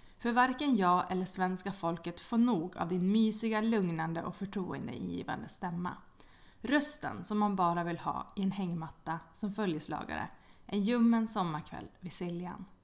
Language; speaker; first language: Swedish; native; Swedish